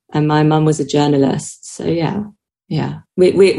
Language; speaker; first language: English; native; English